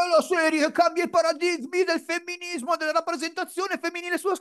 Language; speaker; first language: Italian; native; Italian